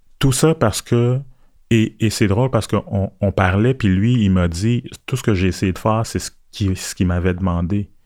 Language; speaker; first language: French; early bilingual, other home language; Haitian Creole